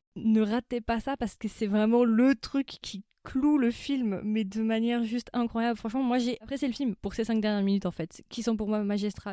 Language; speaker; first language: French; native; French